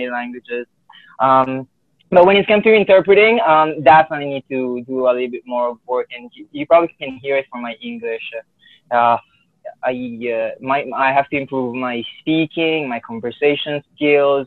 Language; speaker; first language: English; non-native, fluent; Filipino